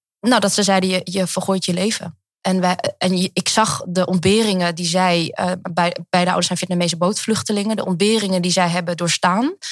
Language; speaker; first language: Dutch; early bilingual, other home language; Vietnamese